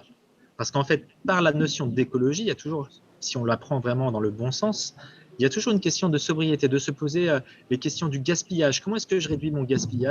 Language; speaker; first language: French; native; French